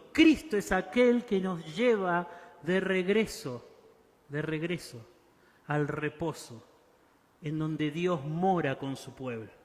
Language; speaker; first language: Spanish; native; Spanish